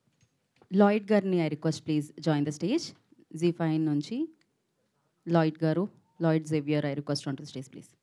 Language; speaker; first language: Telugu; native; Telugu